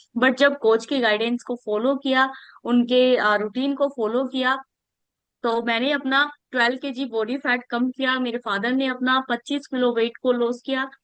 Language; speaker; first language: Hindi; native; Hindi